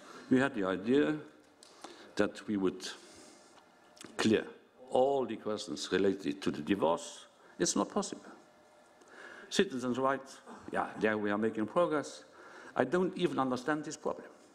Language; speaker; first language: English; non-native, fluent; Luxembourgish